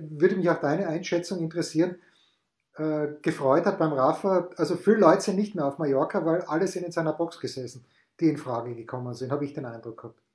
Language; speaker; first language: German; native; German